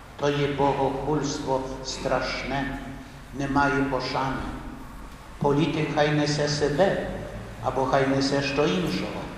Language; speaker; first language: Ukrainian; early bilingual, heritage; Ukrainian